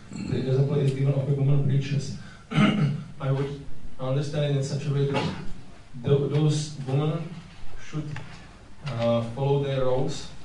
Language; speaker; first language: English; non-native, fluent; Czech